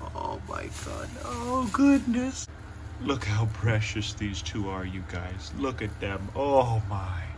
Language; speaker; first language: English; native; English